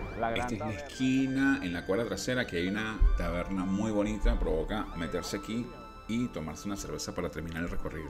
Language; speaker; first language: Spanish; native; Spanish